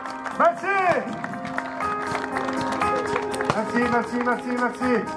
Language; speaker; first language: French; non-native, learner; Italian